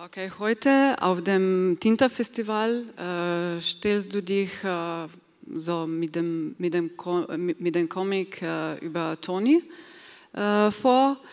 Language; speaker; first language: German; non-native, fluent; Slovenian